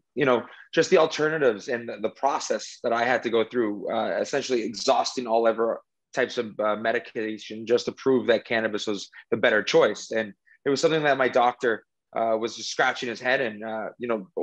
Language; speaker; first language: English; native; English